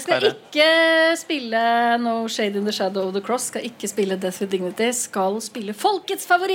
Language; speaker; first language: Norwegian; native; Norwegian